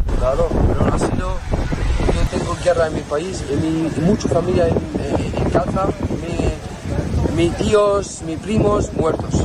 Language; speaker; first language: Spanish; non-native, learner; Arabic